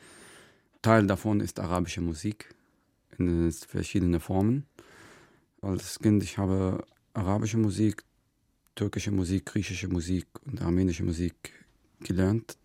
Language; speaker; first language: German; non-native, fluent; Arabic